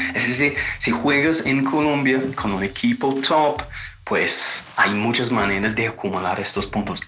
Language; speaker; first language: Spanish; non-native, fluent; English